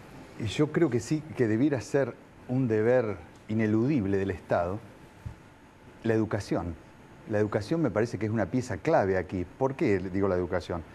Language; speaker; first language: Spanish; native; Spanish